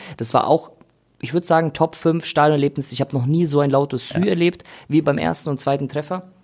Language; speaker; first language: German; native; German